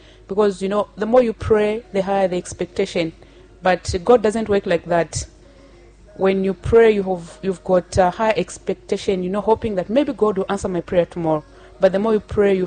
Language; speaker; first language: English; non-native, local second language; Bemba